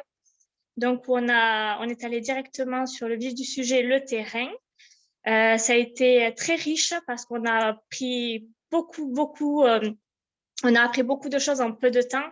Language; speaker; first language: French; native; French